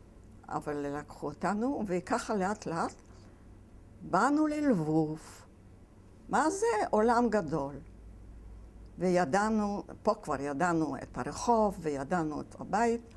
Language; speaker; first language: Hebrew; non-native, fluent; Yiddish